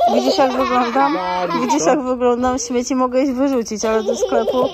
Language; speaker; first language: Polish; native; Polish